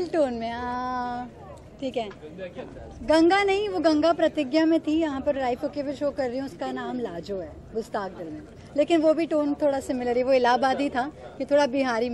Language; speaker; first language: Hindi; native; Hindi